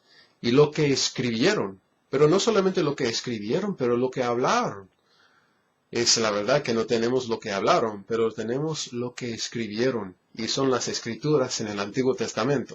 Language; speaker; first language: Spanish; non-native, fluent; English